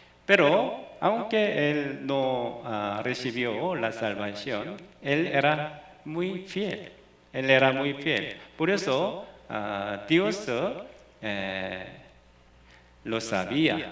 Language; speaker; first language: Spanish; non-native, fluent; Korean